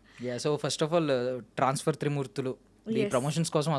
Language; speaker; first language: Telugu; native; Telugu